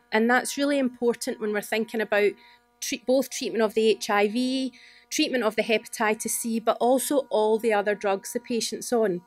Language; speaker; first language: English; native; English